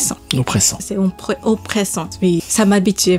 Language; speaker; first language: French; non-native, learner; Japanese